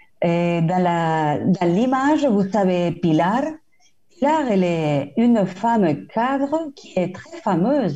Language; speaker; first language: French; non-native, fluent; Spanish